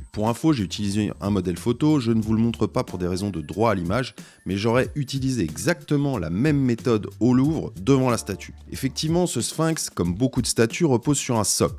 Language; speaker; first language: French; native; French